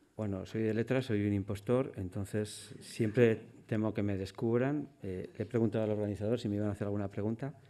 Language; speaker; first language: Spanish; native; Spanish